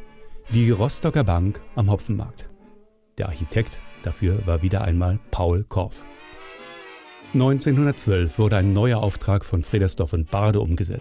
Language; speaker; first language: German; native; German